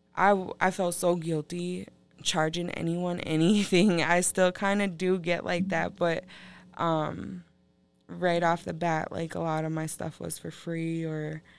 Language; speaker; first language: English; native; English